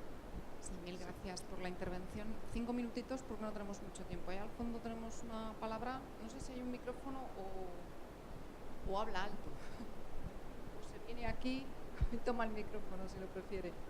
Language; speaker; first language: Spanish; native; Spanish